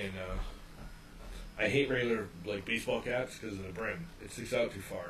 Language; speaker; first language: English; native; English